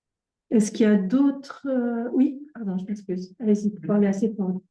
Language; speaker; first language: French; native; French